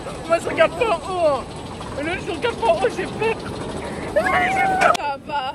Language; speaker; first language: French; native; French